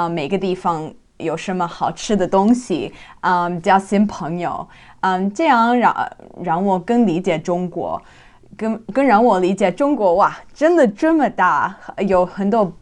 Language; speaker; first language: Chinese; non-native, fluent; English